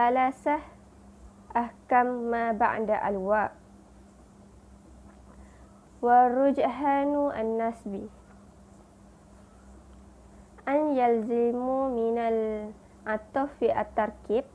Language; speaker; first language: Arabic; non-native, learner; Malay